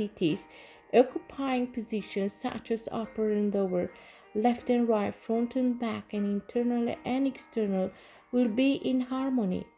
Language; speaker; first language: English; non-native, fluent; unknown